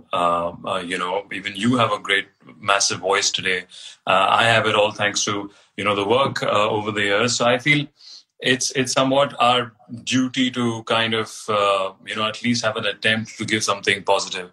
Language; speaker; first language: English; non-native, local second language; Hindi